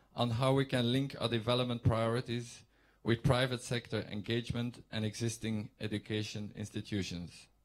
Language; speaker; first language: English; non-native, fluent; Dutch